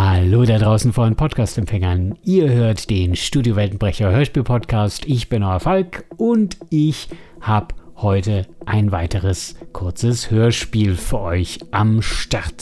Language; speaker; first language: German; native; German